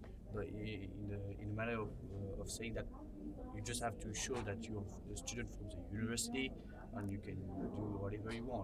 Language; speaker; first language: English; non-native, learner; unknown